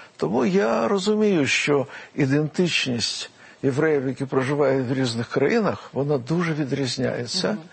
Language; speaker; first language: Ukrainian; non-native, local second language; Russian